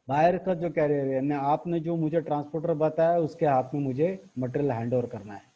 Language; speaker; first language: Hindi; non-native, local second language; Marathi